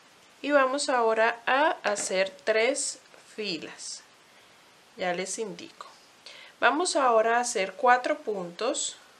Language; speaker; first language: Spanish; native; Spanish